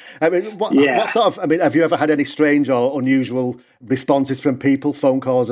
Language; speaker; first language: English; native; English